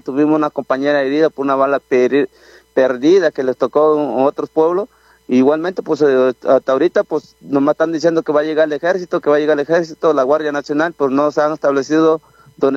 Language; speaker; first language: Spanish; non-native, local second language; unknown